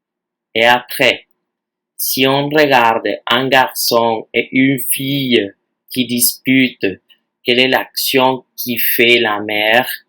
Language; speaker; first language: French; non-native, fluent; Spanish